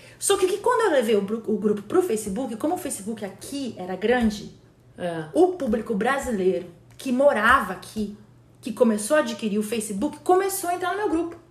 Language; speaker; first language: Portuguese; native; Portuguese